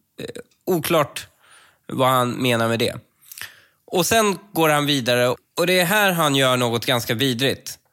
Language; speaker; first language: Swedish; early bilingual, other home language; Persian